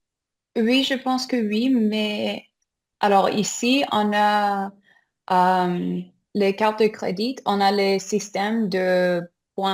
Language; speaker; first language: French; non-native, learner; English